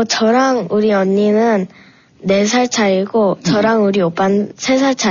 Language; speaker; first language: Korean; early bilingual, heritage; Korean